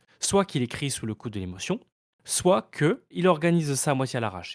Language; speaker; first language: French; native; French